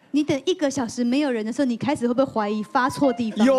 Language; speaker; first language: Chinese; native; Chinese